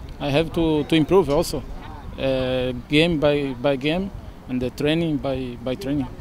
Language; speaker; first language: English; non-native, learner; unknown